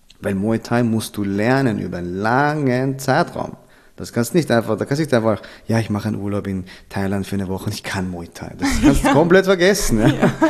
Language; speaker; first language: German; early bilingual, other home language; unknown